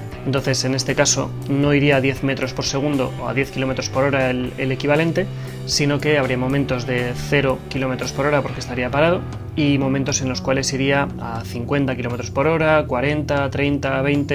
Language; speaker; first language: Spanish; native; Spanish